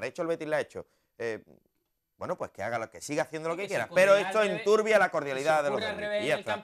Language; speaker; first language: Spanish; native; Spanish